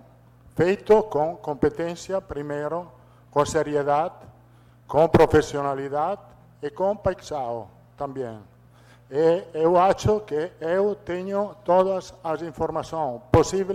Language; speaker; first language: Portuguese; non-native, fluent; Italian